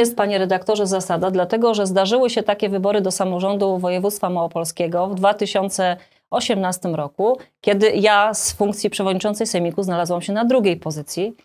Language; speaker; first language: Polish; native; Polish